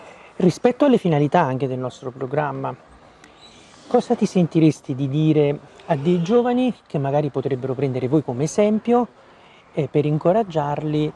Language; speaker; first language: Italian; native; Italian